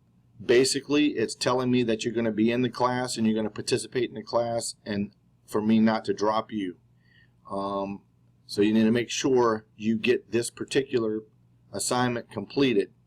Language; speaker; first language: English; native; English